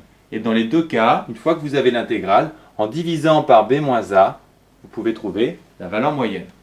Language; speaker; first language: French; native; French